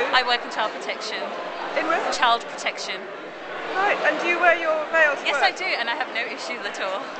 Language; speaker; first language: English; native; English